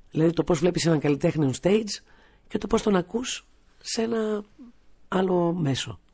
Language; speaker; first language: Greek; native; Greek